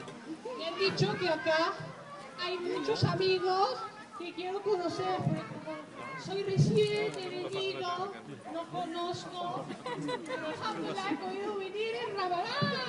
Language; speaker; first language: Spanish; non-native, learner; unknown